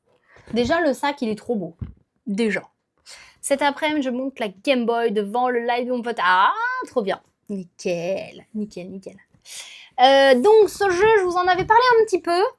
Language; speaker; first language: French; native; French